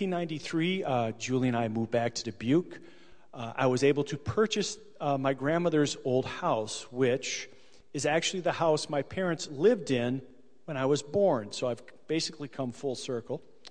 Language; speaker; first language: English; native; English